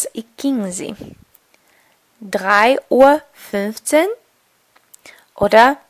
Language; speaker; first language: German; non-native, fluent; Portuguese